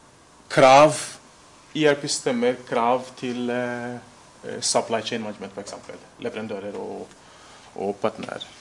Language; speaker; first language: Norwegian; non-native, fluent; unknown